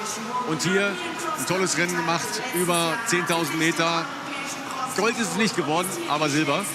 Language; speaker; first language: German; native; German